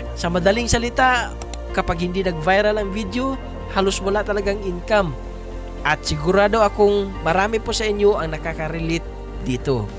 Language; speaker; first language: Filipino; non-native, local second language; Cebuano